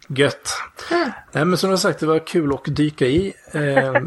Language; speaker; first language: Swedish; native; Swedish